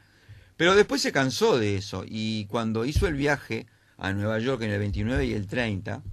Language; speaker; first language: Spanish; native; Spanish